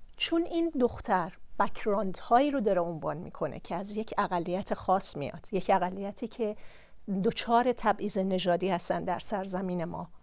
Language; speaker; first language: Persian; native; Persian